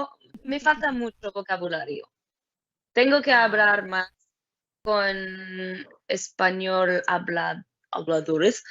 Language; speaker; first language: Spanish; non-native, learner; French